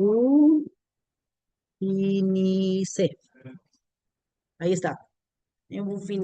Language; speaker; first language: French; non-native, fluent; Spanish